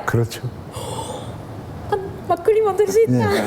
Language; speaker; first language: Korean; non-native, fluent; French